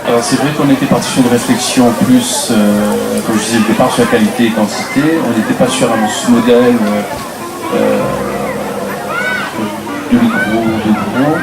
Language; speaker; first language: French; native; French